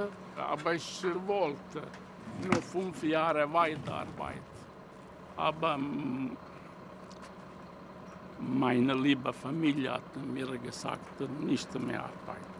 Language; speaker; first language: German; non-native, learner; Italian